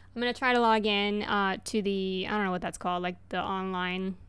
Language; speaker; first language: English; early bilingual, other home language; Spanish